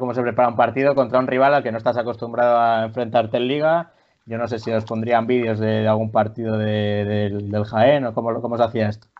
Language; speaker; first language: Spanish; native; Spanish